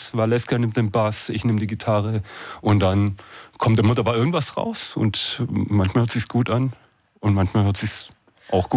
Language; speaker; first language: German; native; German